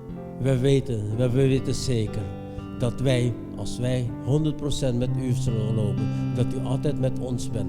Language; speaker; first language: Dutch; non-native, fluent; Indonesian